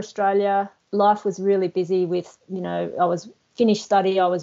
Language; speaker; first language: English; native; English